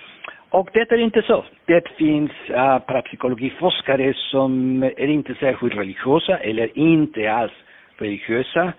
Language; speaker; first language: Swedish; non-native, fluent; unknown